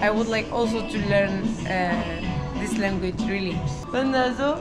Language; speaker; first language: English; non-native, learner; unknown